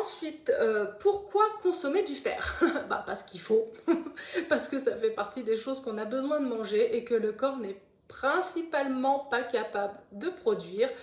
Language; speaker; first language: French; native; French